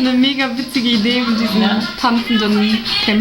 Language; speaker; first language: German; native; German